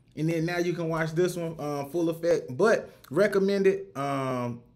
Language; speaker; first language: English; native; English